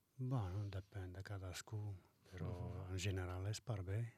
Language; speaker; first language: Catalan; non-native, learner; Arabic